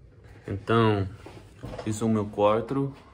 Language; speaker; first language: Portuguese; early bilingual, heritage; English